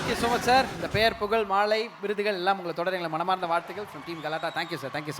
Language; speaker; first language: Tamil; native; Tamil